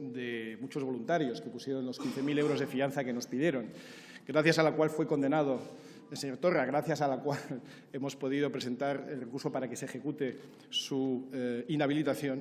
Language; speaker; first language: Spanish; native; Spanish